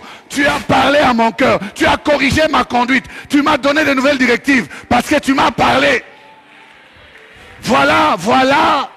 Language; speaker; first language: French; non-native, local second language; Swahili